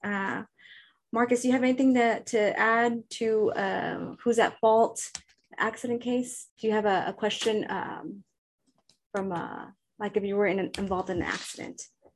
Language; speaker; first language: English; early bilingual, other home language; Spanish